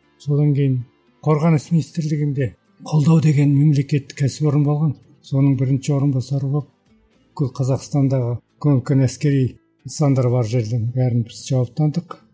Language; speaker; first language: Kazakh; early bilingual, heritage; Kazakh